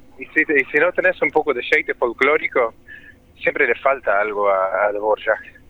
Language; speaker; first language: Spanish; non-native, fluent; English